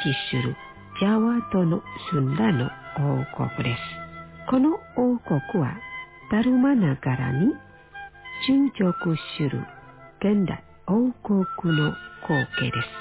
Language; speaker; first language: Japanese; non-native, fluent; Indonesian